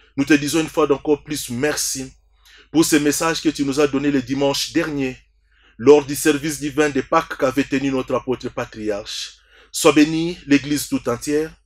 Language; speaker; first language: French; non-native, local second language; Swahili